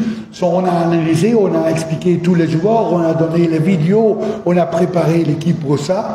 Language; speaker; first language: French; non-native, fluent; Dutch